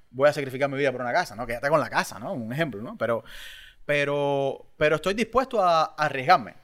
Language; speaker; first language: Spanish; native; Spanish